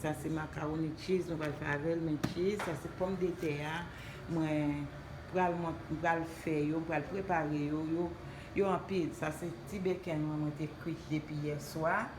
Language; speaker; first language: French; non-native, local second language; Haitian Creole